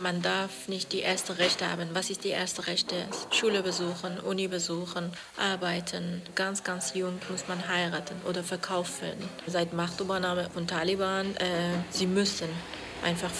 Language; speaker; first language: German; non-native, learner; Persian